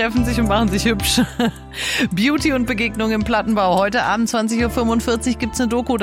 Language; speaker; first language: German; native; German